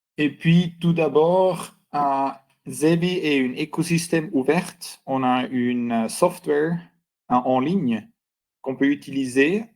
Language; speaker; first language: French; non-native, local second language; German